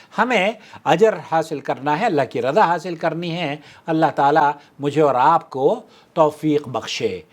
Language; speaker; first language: Urdu; native; Urdu